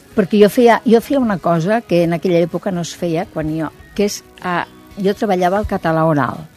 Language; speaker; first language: Catalan; native; Catalan